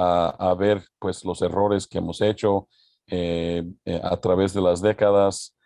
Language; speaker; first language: Spanish; early bilingual, other home language; English